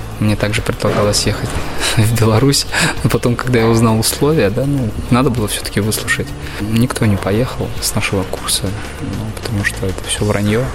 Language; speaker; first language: Russian; native; Russian